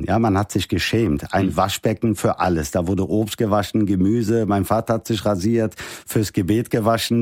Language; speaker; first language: German; early bilingual, other home language; Turkish